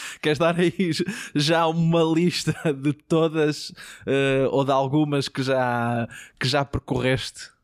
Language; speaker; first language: Portuguese; native; Portuguese